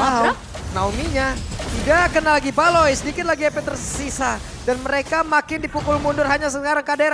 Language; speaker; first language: Indonesian; native; Indonesian